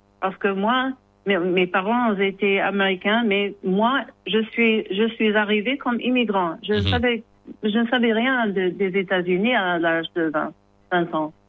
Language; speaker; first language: French; non-native, learner; English